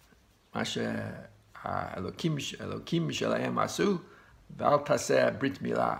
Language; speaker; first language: Hebrew; non-native, fluent; English